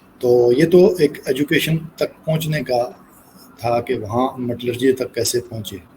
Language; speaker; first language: Urdu; non-native, local second language; Punjabi